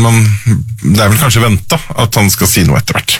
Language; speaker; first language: Norwegian; native; Norwegian